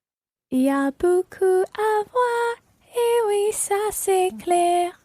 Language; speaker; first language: French; non-native, learner; English